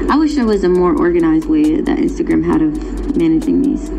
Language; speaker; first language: English; native; English